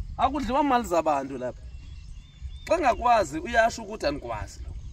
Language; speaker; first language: Zulu; non-native, local second language; Xhosa